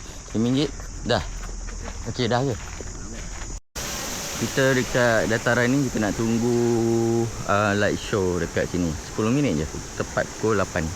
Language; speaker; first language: Malay; native; Malay